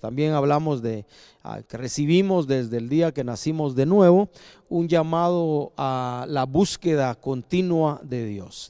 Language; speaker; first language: Spanish; native; Spanish